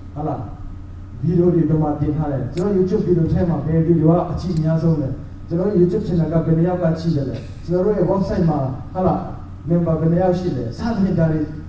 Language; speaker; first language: Burmese; non-native, local second language; Tedim Chin